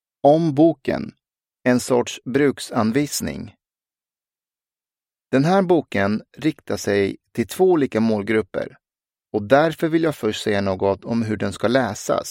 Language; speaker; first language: Swedish; early bilingual, other home language; Persian